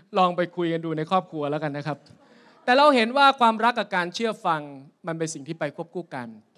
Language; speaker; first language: Thai; native; Thai